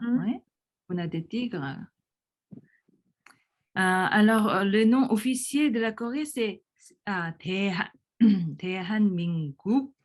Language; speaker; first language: French; early bilingual, other home language; Korean